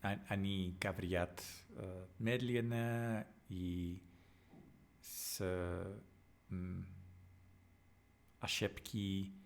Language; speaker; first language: Russian; non-native, learner; English